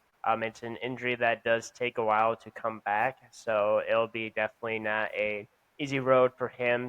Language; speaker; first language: English; native; English